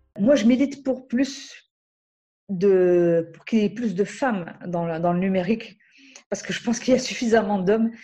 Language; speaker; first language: French; non-native, local second language; Arabic